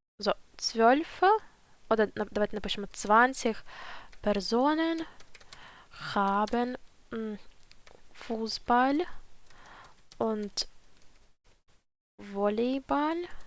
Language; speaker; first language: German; non-native, fluent; Ukrainian